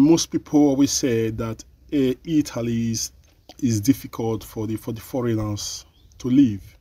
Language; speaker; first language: English; non-native, learner; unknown